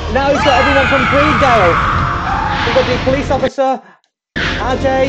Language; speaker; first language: English; native; English